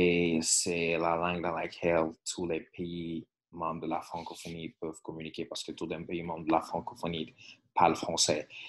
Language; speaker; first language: French; non-native, fluent; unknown